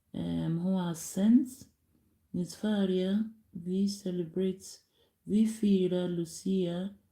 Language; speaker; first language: Swedish; non-native, learner; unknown